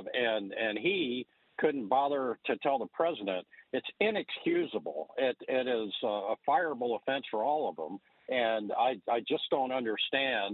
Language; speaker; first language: English; native; English